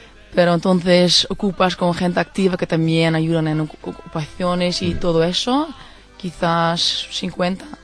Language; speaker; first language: Spanish; non-native, fluent; Dutch